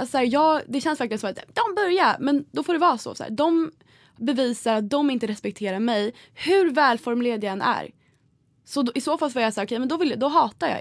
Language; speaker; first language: Swedish; native; Swedish